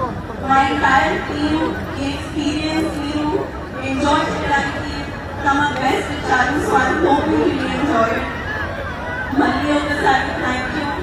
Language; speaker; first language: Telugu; non-native, learner; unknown